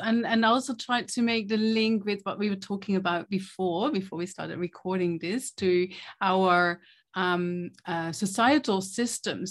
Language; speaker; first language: English; non-native, fluent; Dutch